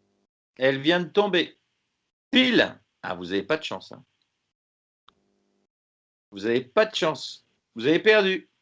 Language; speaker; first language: French; native; French